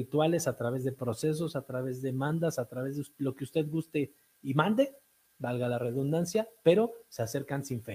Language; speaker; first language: Spanish; native; Spanish